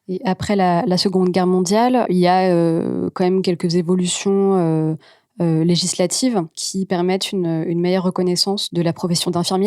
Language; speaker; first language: French; native; French